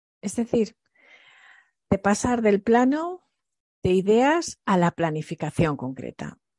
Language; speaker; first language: Spanish; early bilingual, other home language; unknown